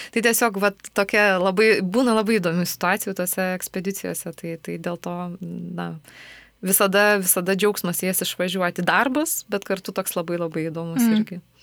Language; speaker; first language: Lithuanian; native; Lithuanian